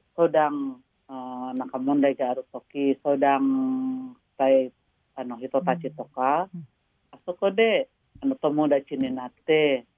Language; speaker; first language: Japanese; non-native, fluent; Indonesian